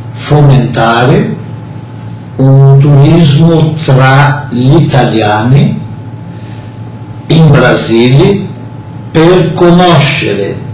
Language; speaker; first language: Italian; non-native, fluent; Portuguese